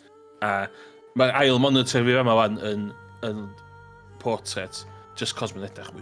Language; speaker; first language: Welsh; native; Welsh